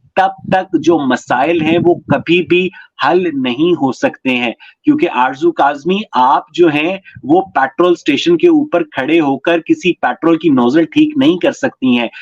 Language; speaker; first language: Urdu; native; Urdu